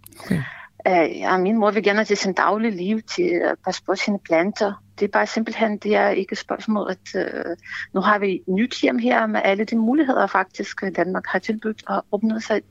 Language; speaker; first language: Danish; non-native, fluent; Ukrainian